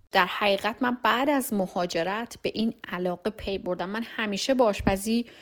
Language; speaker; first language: Persian; native; Persian